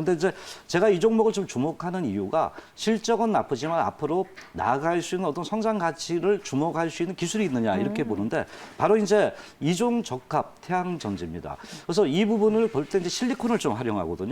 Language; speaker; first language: Korean; native; Korean